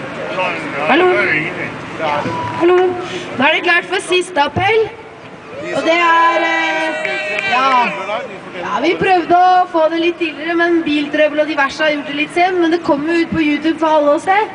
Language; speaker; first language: Norwegian; native; Norwegian